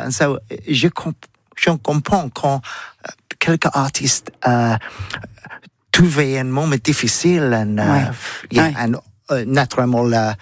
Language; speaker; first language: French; non-native, learner; English